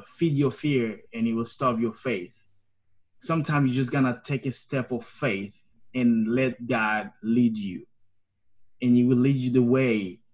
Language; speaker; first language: English; non-native, fluent; Haitian Creole